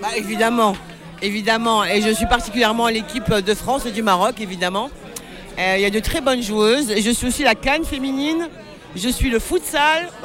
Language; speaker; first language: French; non-native, local second language; Arabic